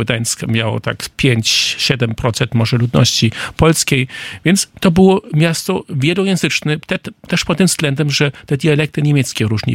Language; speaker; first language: Polish; non-native, fluent; German